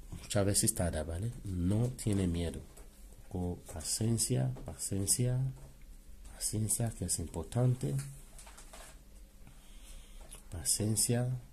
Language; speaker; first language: Spanish; non-native, learner; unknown